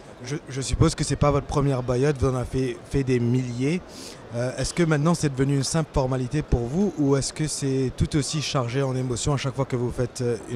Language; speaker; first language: French; native; French